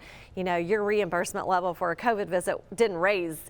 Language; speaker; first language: English; native; English